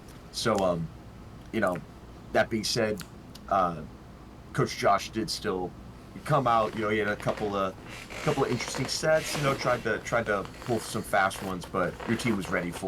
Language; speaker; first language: English; native; English